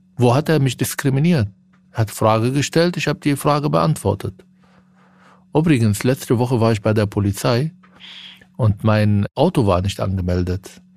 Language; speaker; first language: German; non-native, fluent; Arabic